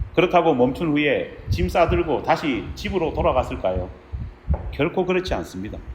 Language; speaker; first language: Korean; native; Korean